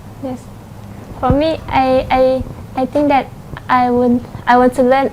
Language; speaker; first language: English; non-native, learner; Thai